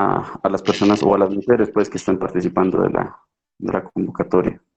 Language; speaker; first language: Spanish; native; Spanish